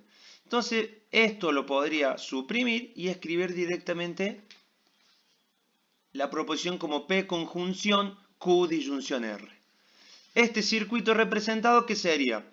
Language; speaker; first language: Spanish; native; Spanish